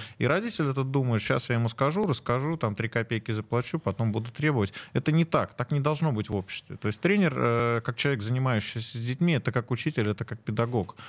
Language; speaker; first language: Russian; native; Russian